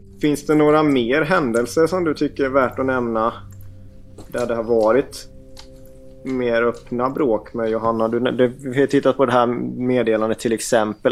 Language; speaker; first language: Swedish; native; Swedish